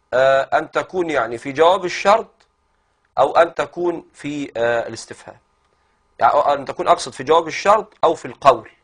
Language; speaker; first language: Arabic; native; Arabic